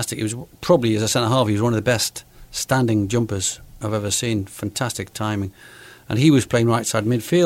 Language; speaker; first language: English; native; English